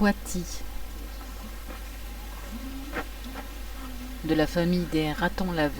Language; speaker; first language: French; native; French